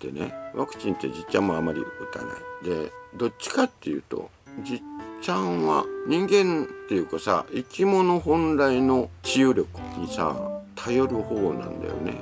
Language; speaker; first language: Japanese; native; Japanese